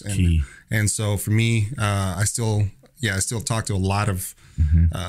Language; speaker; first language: English; native; English